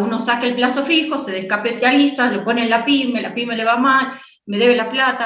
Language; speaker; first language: Spanish; native; Spanish